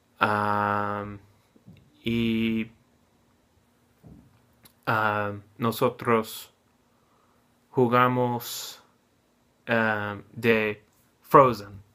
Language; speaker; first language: Spanish; non-native, learner; English